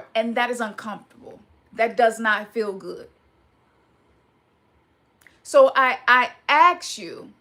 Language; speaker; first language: English; native; English